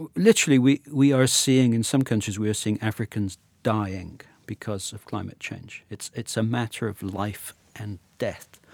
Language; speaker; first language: English; native; English